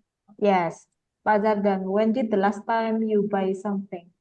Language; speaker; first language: English; non-native, fluent; Indonesian